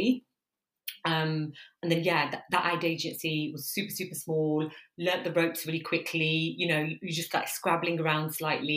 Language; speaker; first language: English; native; English